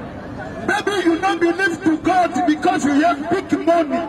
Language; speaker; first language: English; non-native, learner; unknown